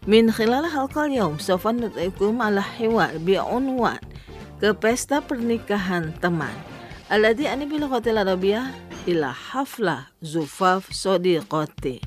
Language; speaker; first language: Arabic; non-native, fluent; Indonesian